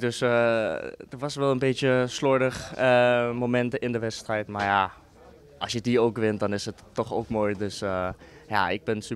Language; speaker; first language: Dutch; non-native, fluent; Danish